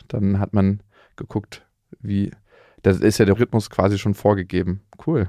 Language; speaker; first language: German; native; German